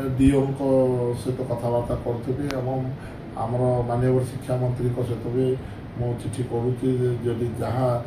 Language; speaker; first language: Odia; non-native, local second language; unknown